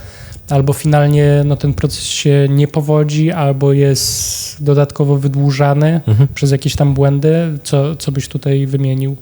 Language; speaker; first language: Polish; native; Polish